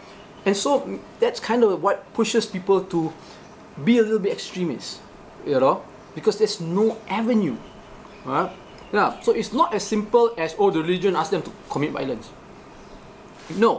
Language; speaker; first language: English; non-native, local second language; Malay